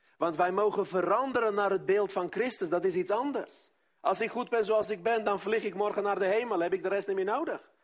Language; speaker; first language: Dutch; non-native, fluent; Armenian